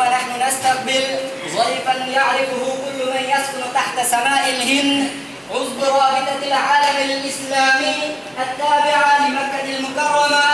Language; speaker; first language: Arabic; non-native, learner; Bangla